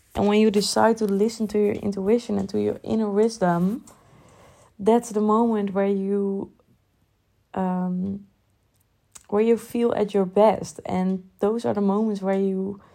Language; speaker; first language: English; non-native, fluent; Dutch